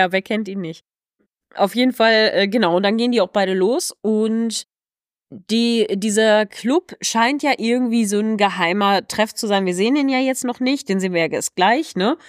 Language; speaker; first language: German; native; German